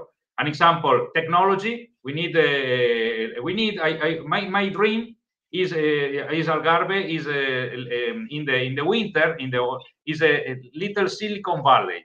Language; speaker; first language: English; non-native, learner; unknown